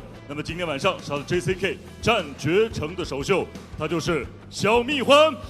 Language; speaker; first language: Chinese; native; Chinese